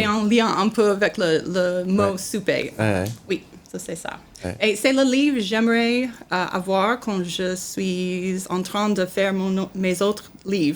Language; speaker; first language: French; non-native, learner; English